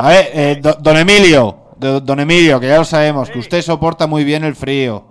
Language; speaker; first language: Spanish; native; Spanish